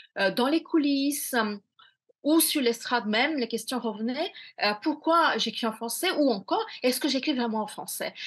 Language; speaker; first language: French; non-native, fluent; Bangla